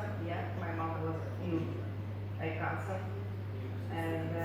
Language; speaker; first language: English; non-native, learner; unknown